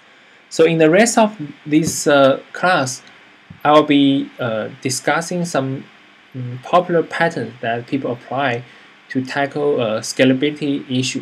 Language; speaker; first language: English; non-native, fluent; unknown